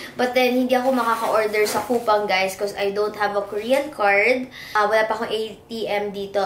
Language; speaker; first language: Filipino; native; Filipino